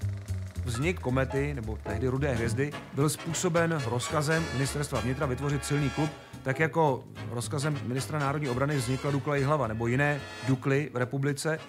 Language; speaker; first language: Czech; native; Czech